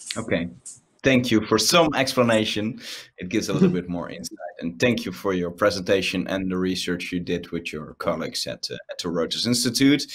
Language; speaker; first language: English; non-native, fluent; Dutch